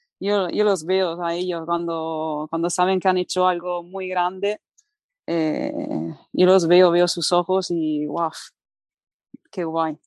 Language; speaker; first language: Spanish; non-native, fluent; Italian